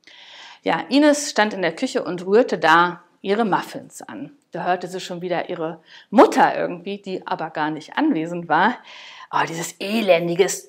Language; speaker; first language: German; native; German